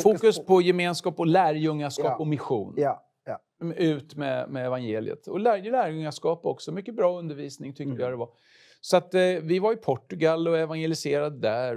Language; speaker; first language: Swedish; native; Swedish